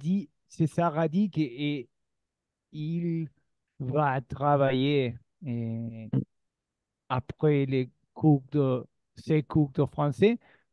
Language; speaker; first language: French; non-native, learner; Spanish